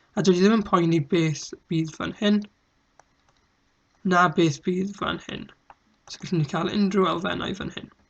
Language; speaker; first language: Welsh; native; Welsh